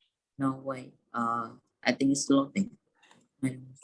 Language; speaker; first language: English; non-native, learner; Vietnamese